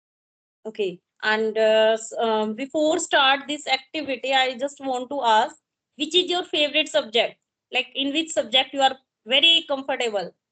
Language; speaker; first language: English; non-native, local second language; Hindi